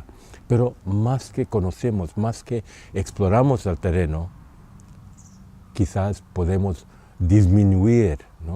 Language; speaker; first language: Spanish; non-native, fluent; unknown